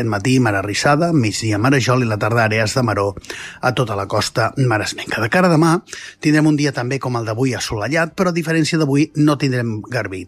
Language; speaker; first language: Catalan; native; Catalan